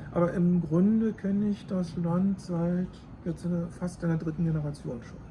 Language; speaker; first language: German; native; German